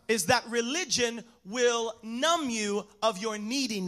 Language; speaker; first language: English; native; English